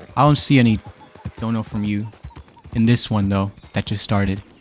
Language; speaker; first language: English; native; English